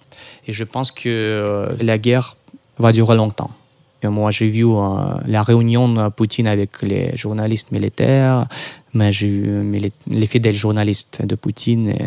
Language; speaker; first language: French; non-native, fluent; Russian